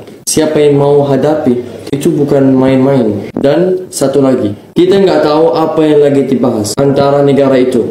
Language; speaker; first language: Indonesian; non-native, fluent; Arabic